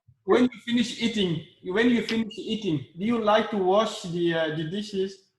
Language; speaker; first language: English; non-native, learner; Arabic